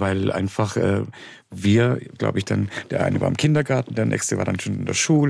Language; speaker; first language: German; native; German